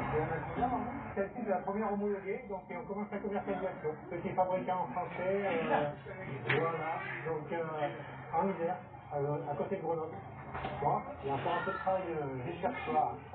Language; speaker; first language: French; native; French